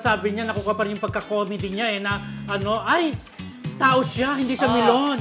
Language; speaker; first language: Filipino; native; Filipino